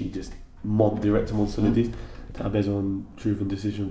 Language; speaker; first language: French; non-native, learner; English